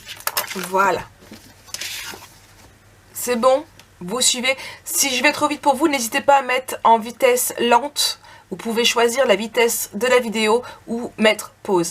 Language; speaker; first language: French; native; French